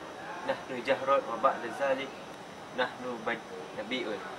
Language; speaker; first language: Arabic; non-native, learner; Malay